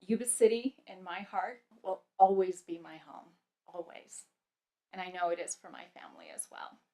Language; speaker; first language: English; early bilingual, other home language; Punjabi